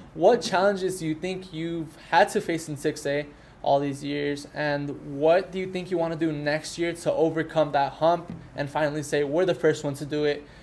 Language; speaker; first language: English; early bilingual, other home language; Spanish